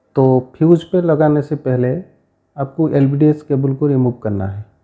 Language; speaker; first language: Hindi; non-native, local second language; Odia